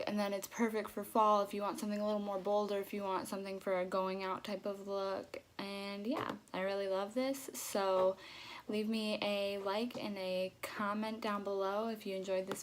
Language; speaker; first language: English; native; English